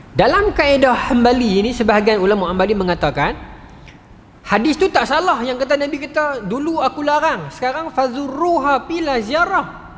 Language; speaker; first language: Malay; native; Malay